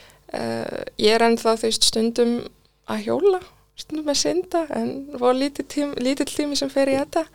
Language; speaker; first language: Icelandic; non-native, fluent; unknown